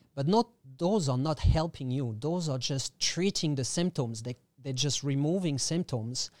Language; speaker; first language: English; non-native, fluent; French